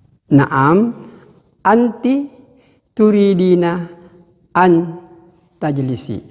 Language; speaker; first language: Arabic; non-native, fluent; Indonesian